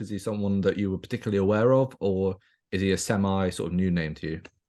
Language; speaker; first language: English; native; English